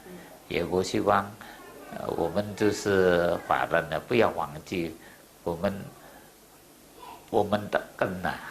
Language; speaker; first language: Chinese; early bilingual, heritage; Chinese